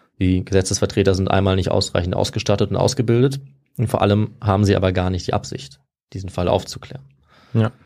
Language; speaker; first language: German; native; German